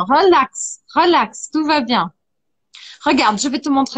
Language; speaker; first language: French; non-native, fluent; Portuguese